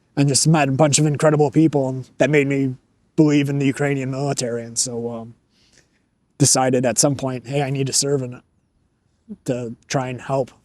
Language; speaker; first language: English; native; English